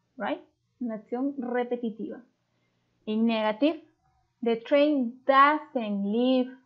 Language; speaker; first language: English; non-native, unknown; Spanish